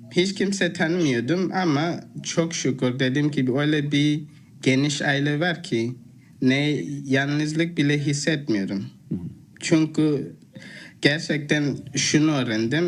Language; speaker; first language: Turkish; non-native, fluent; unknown